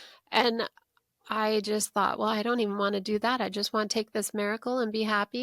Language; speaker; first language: English; native; English